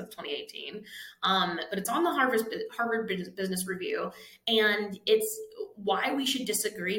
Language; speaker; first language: English; native; English